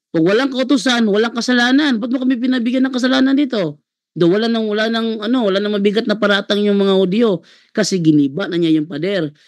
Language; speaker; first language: Filipino; non-native, local second language; Cebuano